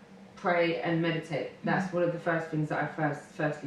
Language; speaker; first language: English; native; English